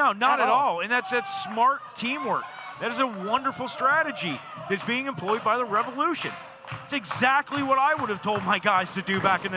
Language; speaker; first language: English; native; English